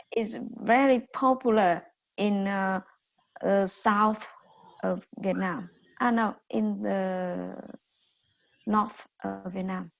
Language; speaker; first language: English; non-native, learner; Vietnamese